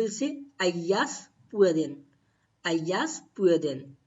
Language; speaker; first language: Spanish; non-native, fluent; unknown